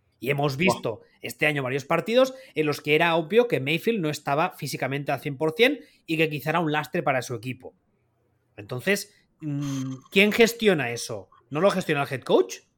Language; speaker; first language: Spanish; native; Spanish